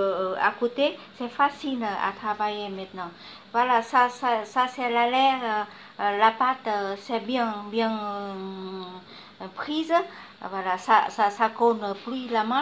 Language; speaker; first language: French; non-native, learner; Vietnamese